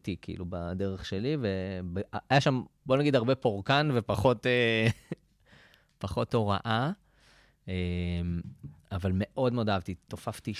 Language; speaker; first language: Hebrew; native; Hebrew